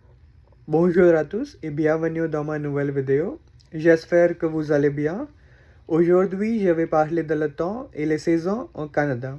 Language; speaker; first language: French; non-native, learner; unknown